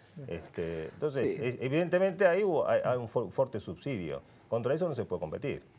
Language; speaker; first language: Spanish; non-native, fluent; Korean